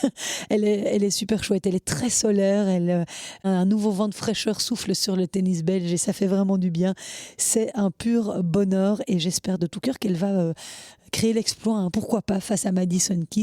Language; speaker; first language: French; native; French